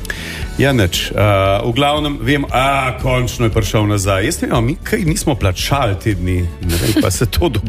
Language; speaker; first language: Slovenian; native; Slovenian